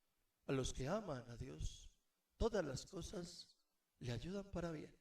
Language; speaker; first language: Spanish; native; Spanish